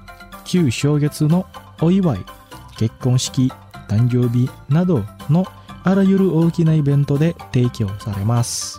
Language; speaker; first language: Japanese; non-native, fluent; Indonesian